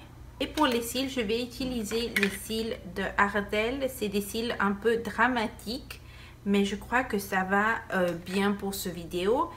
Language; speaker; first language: French; non-native, fluent; Spanish